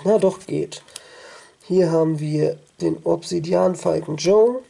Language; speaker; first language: German; native; German